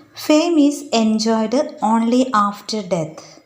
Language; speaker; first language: English; non-native, local second language; Malayalam